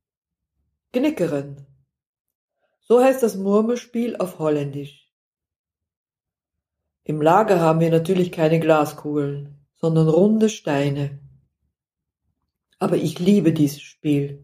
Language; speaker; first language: German; non-native, fluent; Dutch